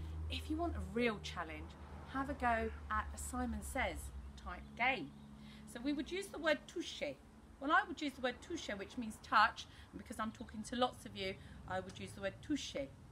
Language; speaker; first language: English; native; English